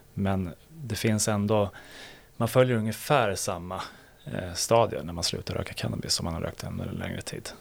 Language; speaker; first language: Swedish; native; Swedish